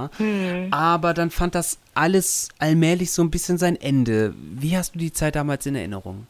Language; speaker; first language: German; native; German